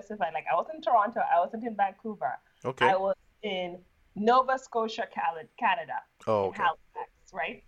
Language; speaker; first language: English; non-native, local second language; Ganda